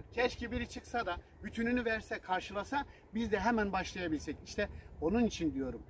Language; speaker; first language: Turkish; non-native, local second language; Zaza